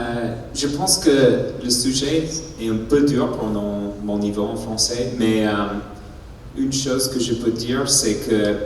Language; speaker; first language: French; non-native, learner; English